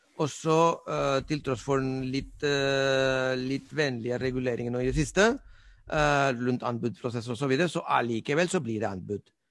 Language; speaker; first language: Norwegian; non-native, fluent; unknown